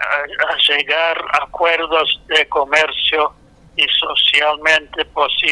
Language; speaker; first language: Spanish; non-native, fluent; English